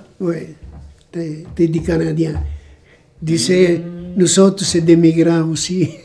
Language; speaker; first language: French; non-native, learner; Italian